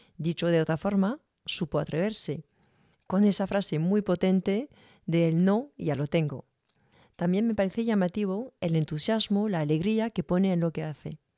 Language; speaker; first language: Spanish; non-native, fluent; French